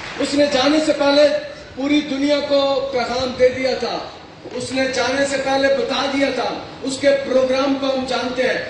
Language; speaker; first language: Urdu; non-native, local second language; Punjabi